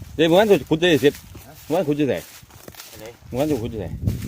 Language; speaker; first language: Thai; native; Thai